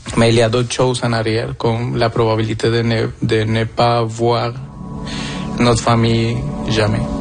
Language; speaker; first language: French; non-native, fluent; Spanish